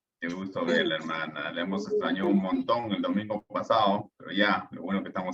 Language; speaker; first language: Spanish; native; Spanish